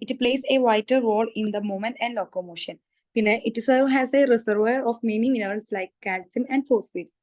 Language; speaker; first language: English; non-native, local second language; Malayalam